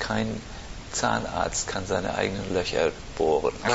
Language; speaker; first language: German; native; German